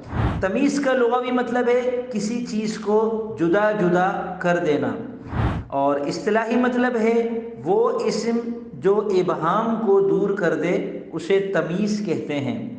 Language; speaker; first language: Urdu; native; Urdu